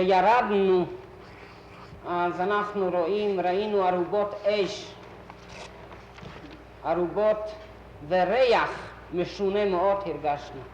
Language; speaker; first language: Hebrew; non-native, fluent; Hungarian